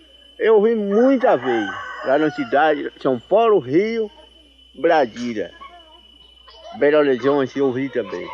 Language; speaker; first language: Portuguese; non-native, local second language; Kayapó